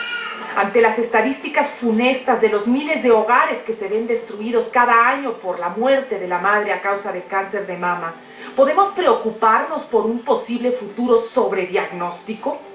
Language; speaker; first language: Spanish; native; Spanish